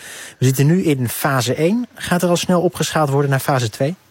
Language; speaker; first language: Dutch; native; Dutch